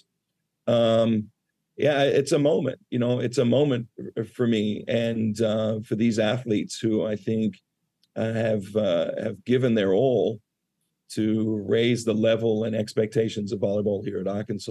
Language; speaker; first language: English; native; English